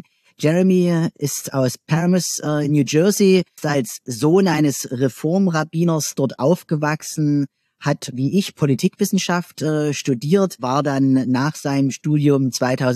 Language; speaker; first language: German; native; German